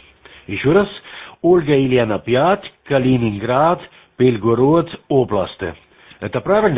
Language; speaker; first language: Russian; non-native, learner; German